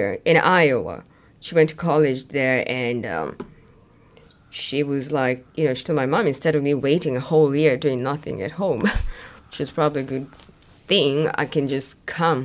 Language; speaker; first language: English; non-native, local second language; Kamba